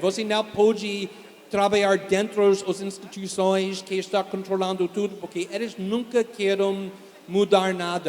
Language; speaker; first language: Portuguese; non-native, fluent; English